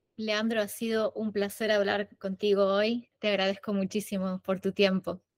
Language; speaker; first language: Spanish; native; Spanish